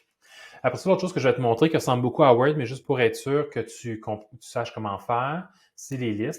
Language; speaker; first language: French; native; French